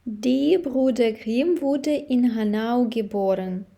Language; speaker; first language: German; non-native, fluent; Ukrainian